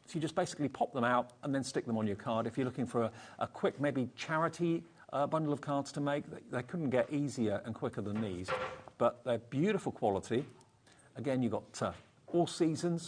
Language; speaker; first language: English; native; English